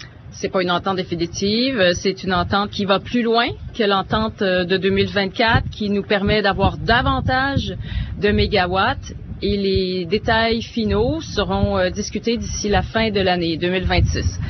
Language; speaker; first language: French; native; French